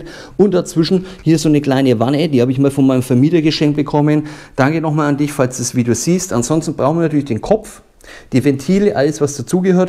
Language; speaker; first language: German; native; German